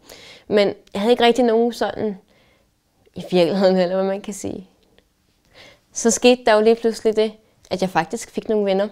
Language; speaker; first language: Danish; early bilingual, heritage; Danish